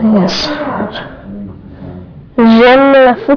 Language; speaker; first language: French; non-native, learner; English